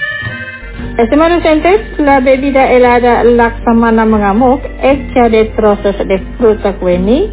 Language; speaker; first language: Spanish; non-native, fluent; Indonesian